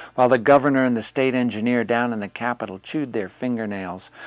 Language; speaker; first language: English; native; English